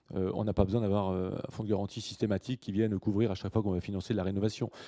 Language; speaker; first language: French; native; French